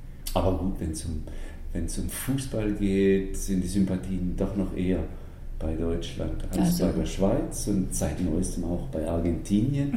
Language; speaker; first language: German; native; German